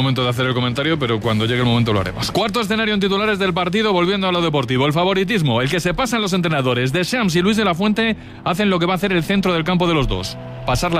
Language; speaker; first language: Spanish; native; Spanish